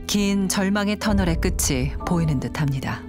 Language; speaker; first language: Korean; native; Korean